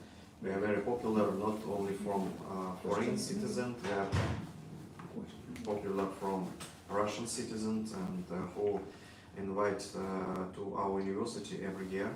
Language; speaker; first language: English; non-native, learner; Russian